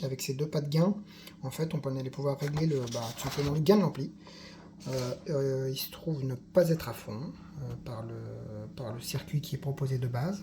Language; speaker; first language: French; native; French